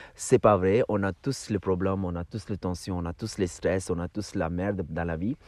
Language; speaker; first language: French; non-native, fluent; Hindi